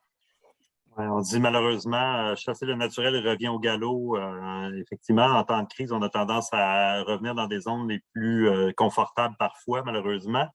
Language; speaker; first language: French; native; French